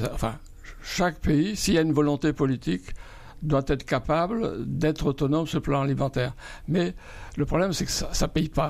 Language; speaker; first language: French; native; French